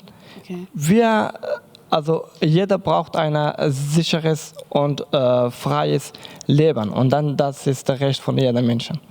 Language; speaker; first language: German; non-native, learner; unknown